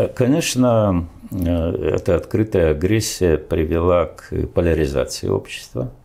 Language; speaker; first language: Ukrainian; non-native, learner; Romanian